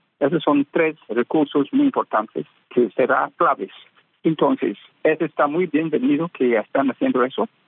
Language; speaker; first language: Spanish; non-native, fluent; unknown